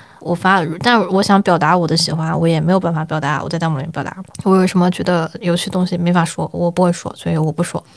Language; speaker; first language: Chinese; native; Chinese